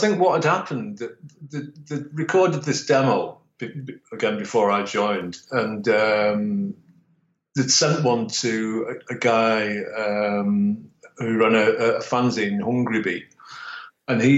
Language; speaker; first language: English; native; English